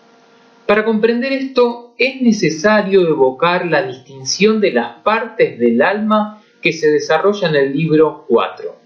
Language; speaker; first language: Spanish; native; Spanish